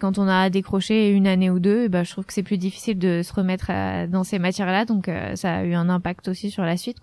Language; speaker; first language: French; native; French